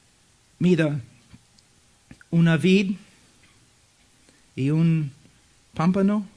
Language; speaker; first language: Spanish; non-native, fluent; English